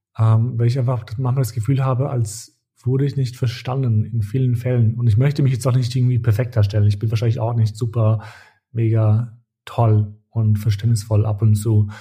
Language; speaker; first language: German; early bilingual, other home language; Albanian